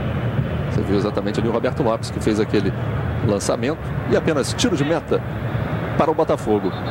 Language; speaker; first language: Portuguese; native; Portuguese